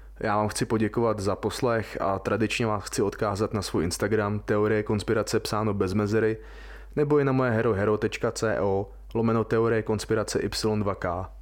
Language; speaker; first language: Czech; native; Czech